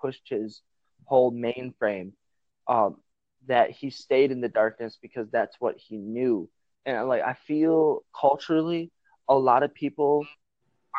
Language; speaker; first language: English; native; English